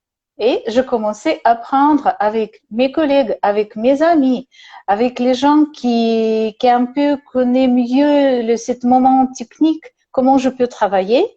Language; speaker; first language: French; non-native, learner; Russian